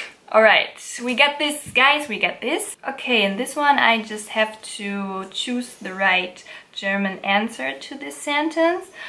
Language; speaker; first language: English; non-native, fluent; German